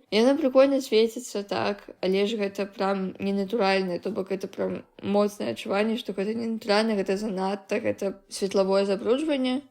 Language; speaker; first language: Belarusian; non-native, local second language; Russian